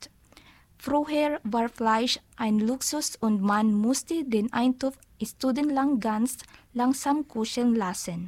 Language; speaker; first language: German; non-native, learner; Filipino